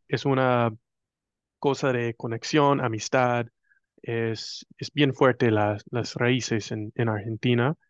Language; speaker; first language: Spanish; non-native, fluent; English